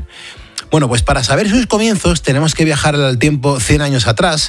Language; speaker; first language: Spanish; native; Spanish